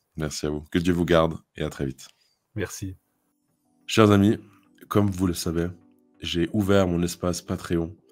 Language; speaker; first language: French; native; French